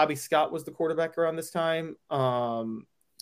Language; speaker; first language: English; native; English